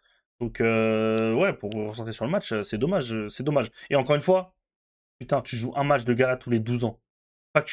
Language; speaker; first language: French; native; French